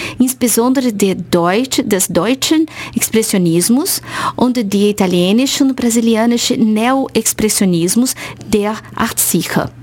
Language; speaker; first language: German; non-native, fluent; Portuguese